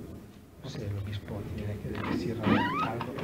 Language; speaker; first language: Spanish; non-native, learner; Italian